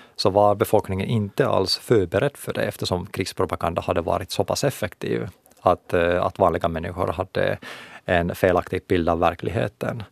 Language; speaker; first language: Swedish; non-native, local second language; Finnish